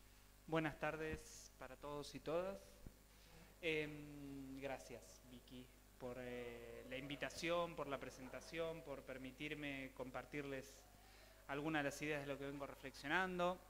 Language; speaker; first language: Spanish; native; Spanish